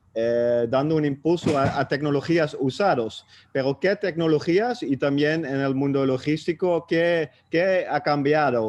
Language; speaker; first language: Spanish; non-native, fluent; Dutch